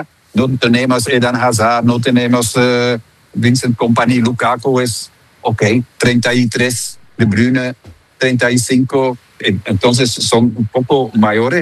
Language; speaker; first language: Spanish; non-native, fluent; Dutch